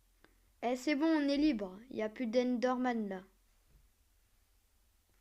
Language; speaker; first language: French; native; French